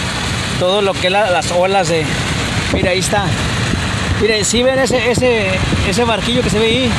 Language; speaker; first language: Spanish; native; Spanish